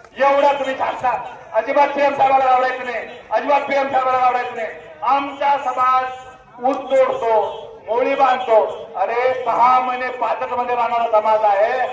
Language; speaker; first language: Marathi; non-native, local second language; Lambadi